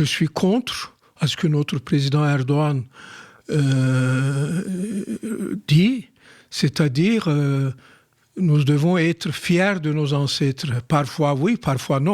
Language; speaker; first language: French; non-native, fluent; Turkish